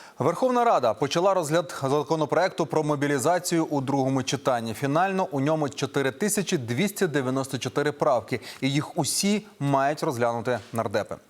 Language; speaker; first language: Ukrainian; native; Ukrainian